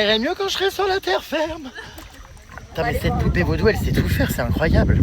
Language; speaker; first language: French; native; French